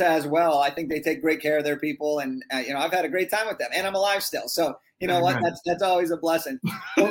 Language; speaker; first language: English; native; English